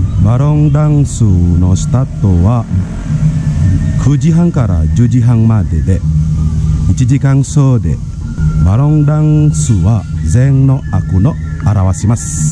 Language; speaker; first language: Japanese; non-native, learner; Indonesian